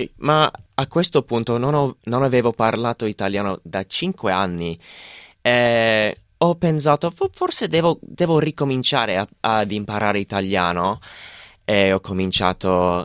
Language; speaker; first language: Italian; non-native, fluent; English